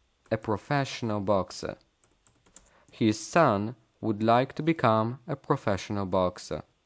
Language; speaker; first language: English; non-native, fluent; Polish